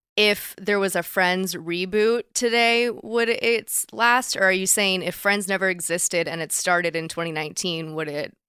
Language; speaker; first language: English; native; English